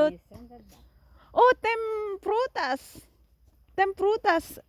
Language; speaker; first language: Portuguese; non-native, learner; Filipino